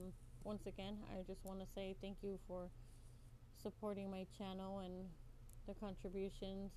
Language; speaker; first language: English; native; English